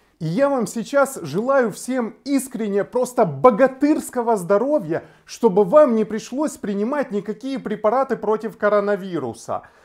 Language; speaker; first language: Russian; native; Russian